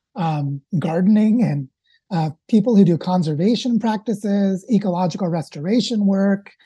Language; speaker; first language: English; native; English